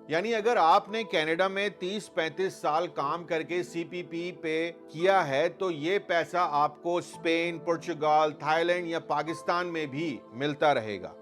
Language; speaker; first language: Urdu; native; Urdu